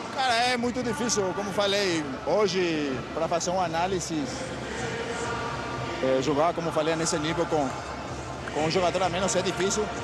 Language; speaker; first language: Portuguese; non-native, fluent; Spanish